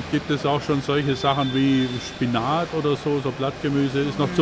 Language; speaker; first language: German; native; German